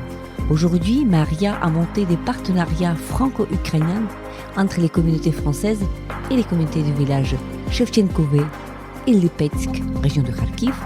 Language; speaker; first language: French; non-native, fluent; Ukrainian